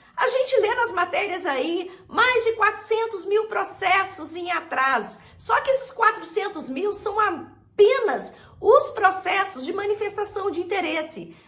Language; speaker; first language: Portuguese; native; Portuguese